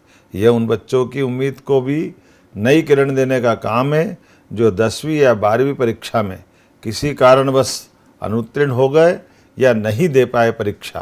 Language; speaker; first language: Hindi; native; Hindi